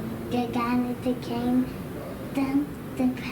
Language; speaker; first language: English; native; English